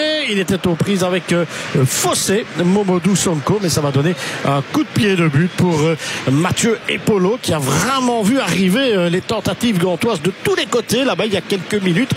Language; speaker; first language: French; native; French